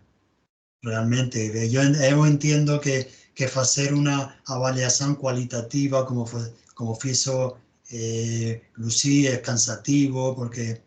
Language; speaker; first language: Portuguese; non-native, learner; Spanish